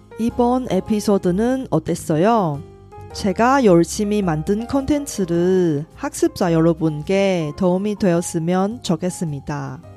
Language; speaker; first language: Korean; non-native, fluent; Chinese